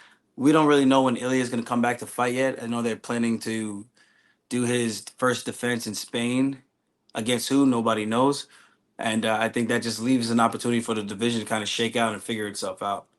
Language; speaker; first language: English; native; English